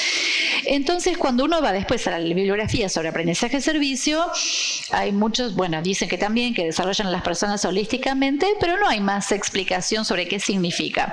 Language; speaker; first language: Spanish; non-native, fluent; Portuguese